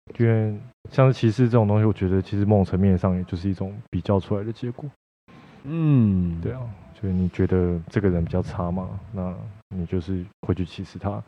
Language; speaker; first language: Chinese; native; Chinese